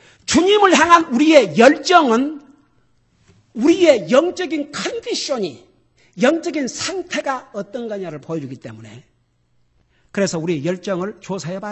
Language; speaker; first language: Korean; native; Korean